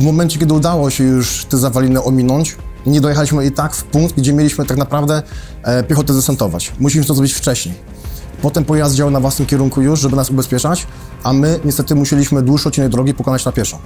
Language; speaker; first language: Polish; native; Polish